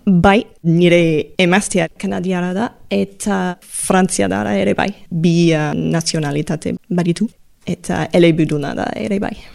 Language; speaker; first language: Basque; non-native, learner; English